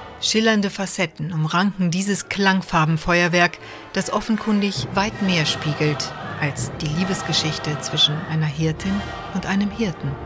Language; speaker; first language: German; native; German